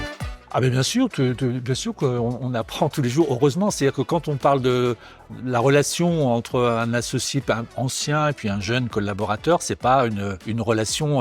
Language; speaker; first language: French; native; French